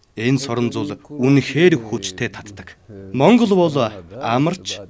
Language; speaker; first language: Mongolian; non-native, fluent; Persian